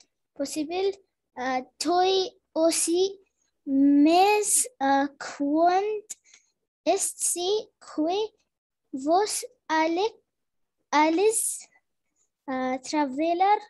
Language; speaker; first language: French; non-native, learner; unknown